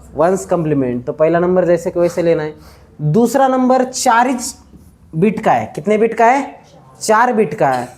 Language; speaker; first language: Hindi; non-native, local second language; Marathi